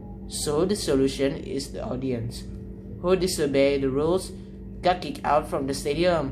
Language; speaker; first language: English; non-native, learner; Indonesian